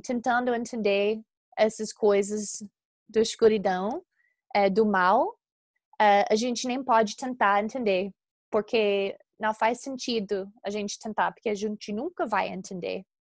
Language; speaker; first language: Portuguese; non-native, fluent; English